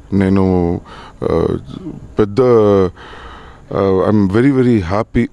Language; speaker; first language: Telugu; non-native, learner; Tamil